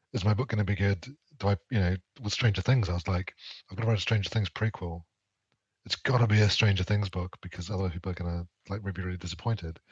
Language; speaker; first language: English; native; English